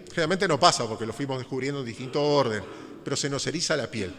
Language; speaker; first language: Spanish; native; Spanish